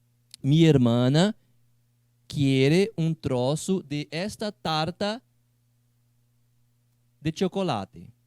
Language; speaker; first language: Spanish; non-native, fluent; Portuguese